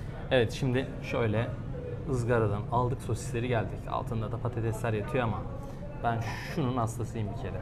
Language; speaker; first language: Turkish; native; Turkish